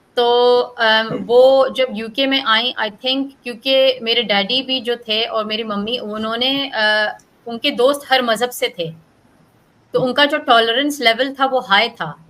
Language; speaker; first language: Urdu; native; Urdu